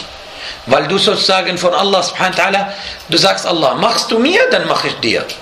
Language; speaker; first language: German; non-native, fluent; Arabic